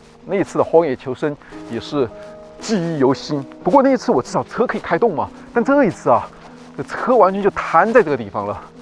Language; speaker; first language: Chinese; native; Chinese